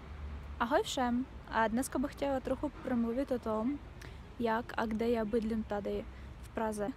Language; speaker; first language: Czech; non-native, learner; Russian